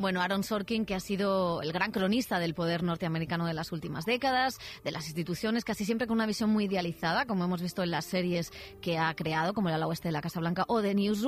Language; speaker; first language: Spanish; native; Spanish